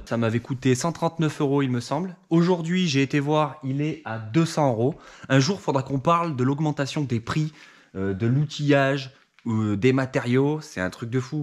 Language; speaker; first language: French; native; French